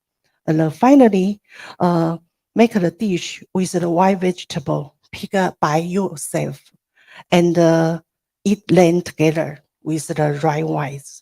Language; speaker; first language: English; non-native, learner; Chinese